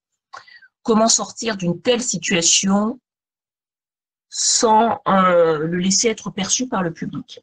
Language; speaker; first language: French; native; French